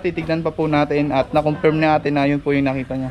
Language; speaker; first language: Filipino; native; Filipino